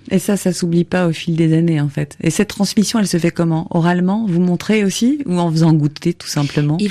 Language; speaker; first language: French; native; French